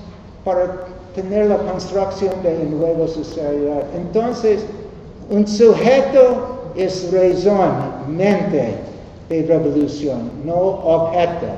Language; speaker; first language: Spanish; non-native, learner; English